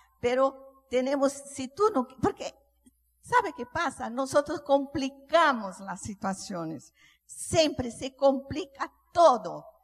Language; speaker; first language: Spanish; non-native, learner; Portuguese